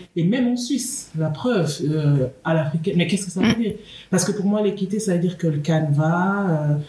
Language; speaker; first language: French; native; French